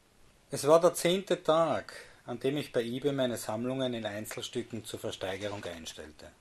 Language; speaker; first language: German; native; German